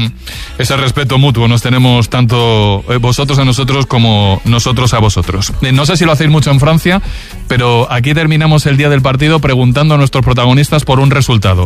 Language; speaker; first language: Spanish; native; Spanish